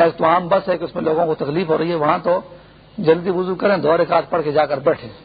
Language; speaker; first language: Urdu; non-native, local second language; Pashto